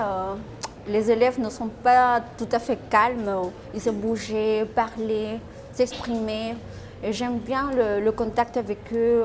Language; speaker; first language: French; non-native, fluent; Spanish